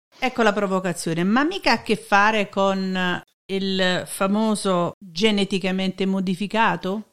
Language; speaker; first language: Italian; native; Italian